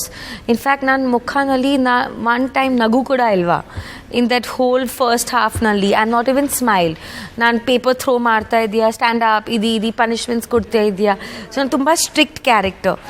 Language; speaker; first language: Kannada; non-native, learner; Punjabi